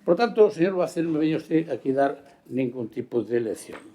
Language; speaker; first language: Spanish; native; Spanish